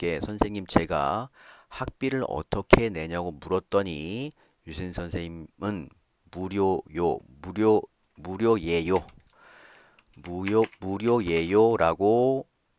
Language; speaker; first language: Korean; native; Korean